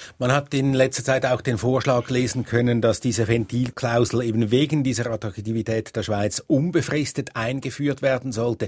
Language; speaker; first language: German; native; German